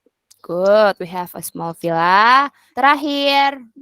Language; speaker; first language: English; non-native, learner; Indonesian